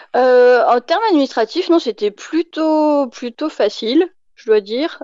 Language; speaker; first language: French; native; French